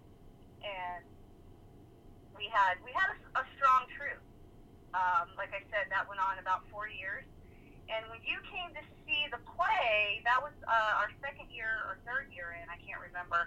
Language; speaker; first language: English; native; English